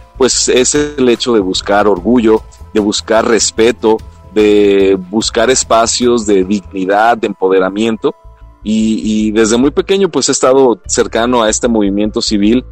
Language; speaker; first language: Spanish; non-native, local second language; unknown